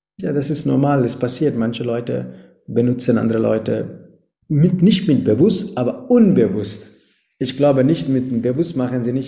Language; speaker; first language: German; non-native, fluent; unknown